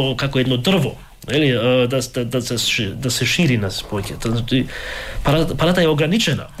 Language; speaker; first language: Macedonian; early bilingual, heritage; Macedonian